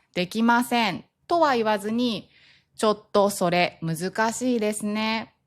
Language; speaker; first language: Japanese; native; Japanese